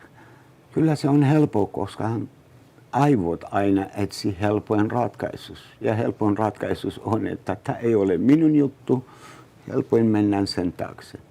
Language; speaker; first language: Finnish; non-native, learner; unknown